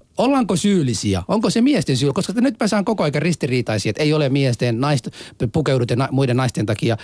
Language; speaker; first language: Finnish; early bilingual, other home language; Somali